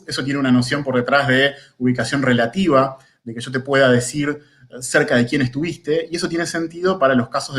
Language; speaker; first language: Spanish; native; Spanish